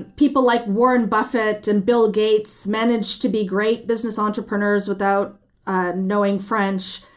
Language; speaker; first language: English; early bilingual, other home language; French